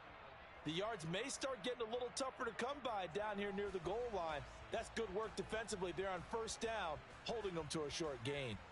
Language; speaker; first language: English; native; English